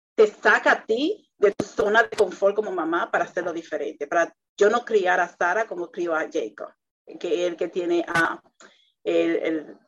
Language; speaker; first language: Spanish; native; Spanish